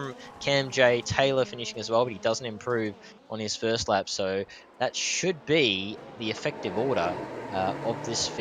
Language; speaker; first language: English; native; English